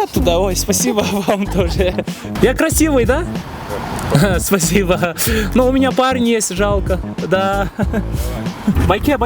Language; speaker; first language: Russian; non-native, local second language; Kyrgyz